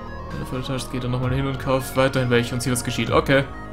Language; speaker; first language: German; native; German